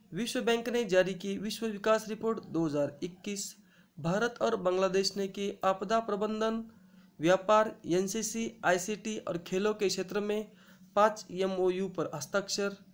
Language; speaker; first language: Hindi; non-native, local second language; Marathi